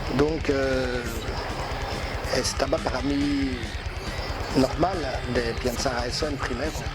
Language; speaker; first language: Spanish; non-native, learner; French